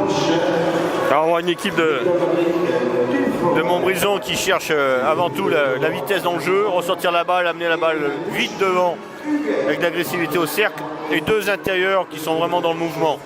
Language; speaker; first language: French; native; French